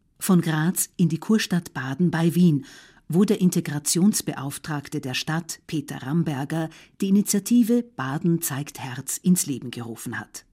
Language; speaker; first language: German; native; German